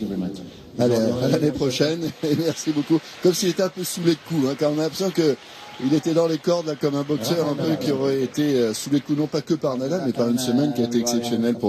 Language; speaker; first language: French; native; French